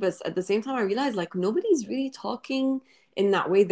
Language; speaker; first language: English; non-native, fluent; Arabic